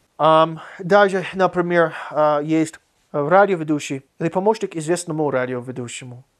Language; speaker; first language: Russian; non-native, fluent; English